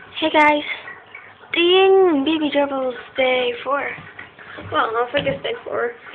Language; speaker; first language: English; native; English